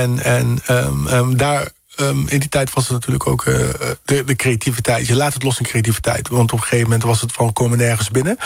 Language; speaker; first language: Dutch; early bilingual, other home language; Papiamento